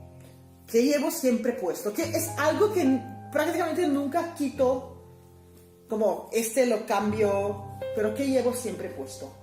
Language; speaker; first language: Spanish; non-native, fluent; Papiamento